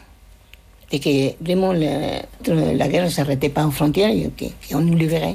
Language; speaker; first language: French; non-native, fluent; Spanish